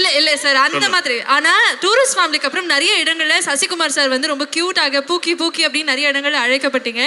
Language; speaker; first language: Tamil; native; Tamil